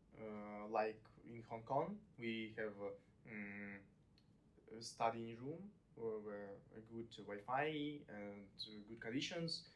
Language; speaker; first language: English; non-native, learner; Russian